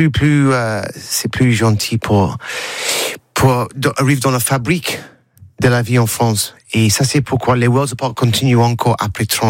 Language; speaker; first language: French; non-native, learner; English